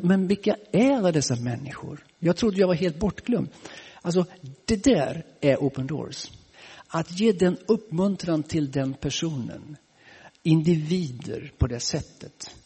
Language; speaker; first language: Swedish; native; Swedish